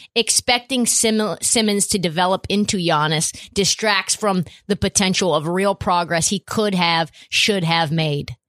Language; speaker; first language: English; native; English